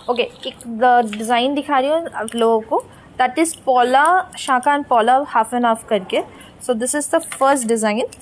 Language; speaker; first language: Hindi; non-native, local second language; Bangla